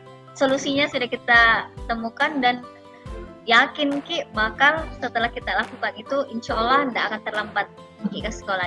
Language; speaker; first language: Indonesian; non-native, local second language; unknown